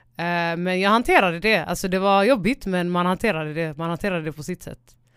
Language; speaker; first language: Swedish; early bilingual, other home language; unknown